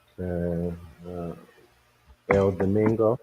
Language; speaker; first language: Spanish; non-native, learner; English